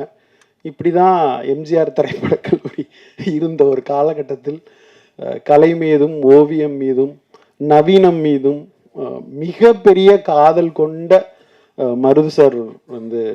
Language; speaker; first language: Tamil; native; Tamil